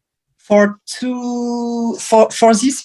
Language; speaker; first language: English; non-native, learner; French